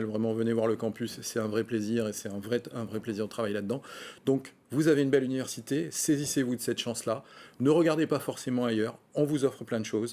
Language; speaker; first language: French; native; French